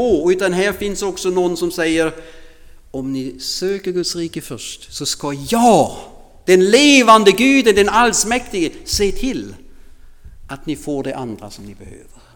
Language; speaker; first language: Swedish; non-native, fluent; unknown